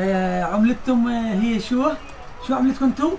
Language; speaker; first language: Arabic; native; Arabic